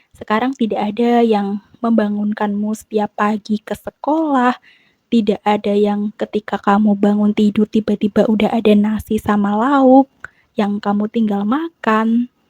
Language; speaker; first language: Indonesian; non-native, local second language; Javanese